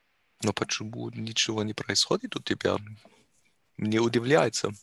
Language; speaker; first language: Russian; non-native, learner; German